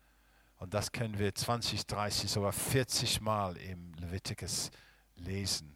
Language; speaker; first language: German; non-native, fluent; English